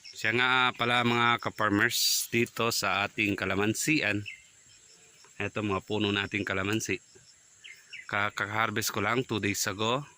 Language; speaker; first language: Filipino; non-native, local second language; Chavacano